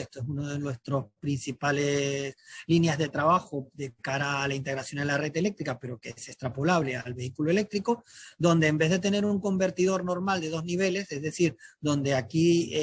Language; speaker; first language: Spanish; native; Spanish